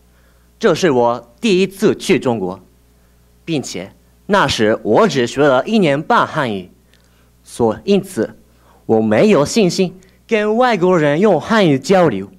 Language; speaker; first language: Chinese; non-native, fluent; Japanese